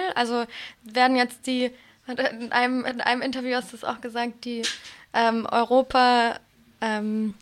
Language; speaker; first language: German; native; German